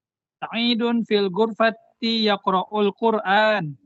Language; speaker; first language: Arabic; non-native, learner; Indonesian